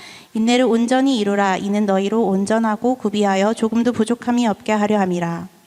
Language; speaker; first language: Korean; native; Korean